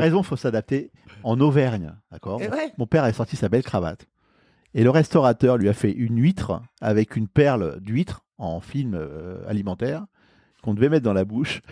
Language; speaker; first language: French; native; French